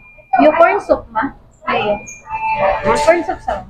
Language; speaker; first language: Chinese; non-native, learner; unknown